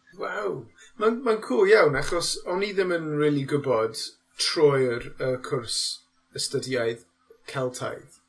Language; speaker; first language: Welsh; non-native, local second language; English